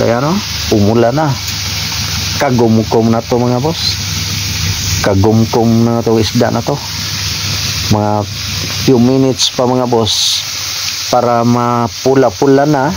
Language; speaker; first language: Filipino; non-native, local second language; Cebuano